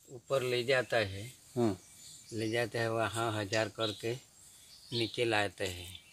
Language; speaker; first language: Hindi; non-native, local second language; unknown